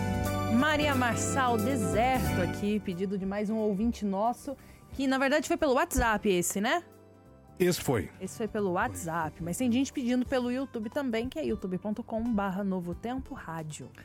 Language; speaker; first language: Portuguese; native; Portuguese